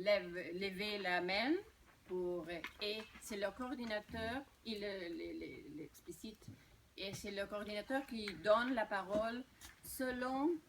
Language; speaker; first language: French; non-native, fluent; Spanish